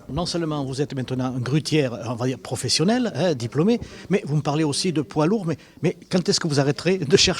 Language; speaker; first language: French; native; French